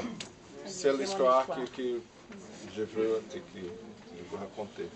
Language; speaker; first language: French; non-native, learner; Portuguese